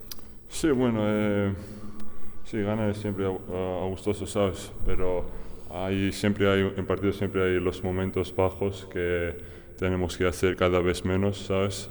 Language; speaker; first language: Spanish; non-native, fluent; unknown